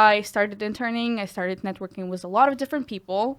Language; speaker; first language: English; non-native, fluent; Ukrainian